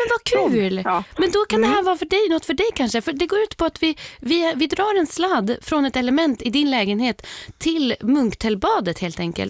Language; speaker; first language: Swedish; native; Swedish